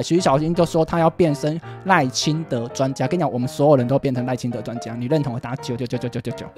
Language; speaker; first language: Chinese; native; Chinese